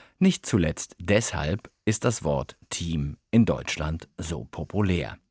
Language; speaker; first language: German; native; German